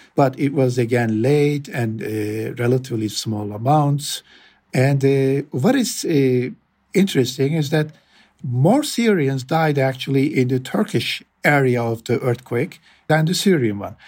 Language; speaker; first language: English; non-native, fluent; Turkish